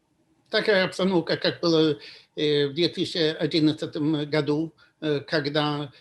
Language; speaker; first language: Russian; non-native, fluent; Swedish